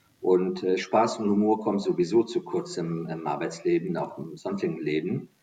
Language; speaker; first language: German; non-native, fluent; Persian